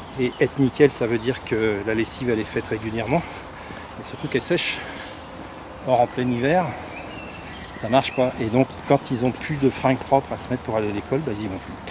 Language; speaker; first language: French; native; French